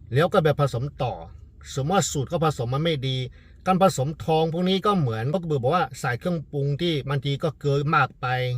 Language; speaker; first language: Thai; non-native, fluent; Chinese